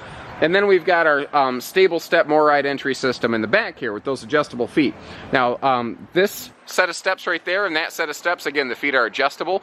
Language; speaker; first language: English; native; English